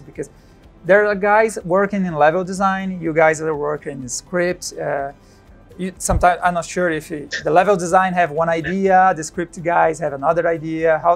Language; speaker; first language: English; non-native, fluent; Portuguese